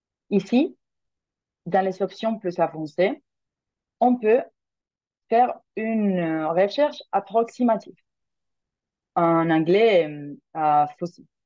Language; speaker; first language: French; non-native, fluent; Spanish